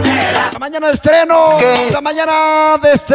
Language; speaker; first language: Spanish; native; Spanish